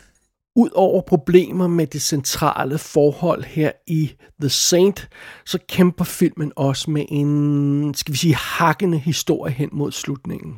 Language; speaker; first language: Danish; native; Danish